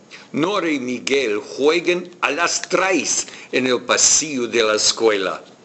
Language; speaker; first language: Spanish; non-native, fluent; English